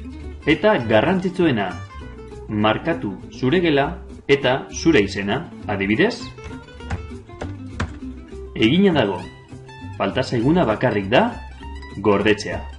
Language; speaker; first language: Basque; non-native, local second language; Spanish